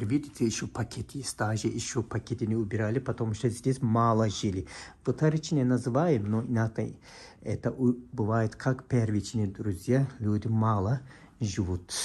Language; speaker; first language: Russian; non-native, fluent; Turkish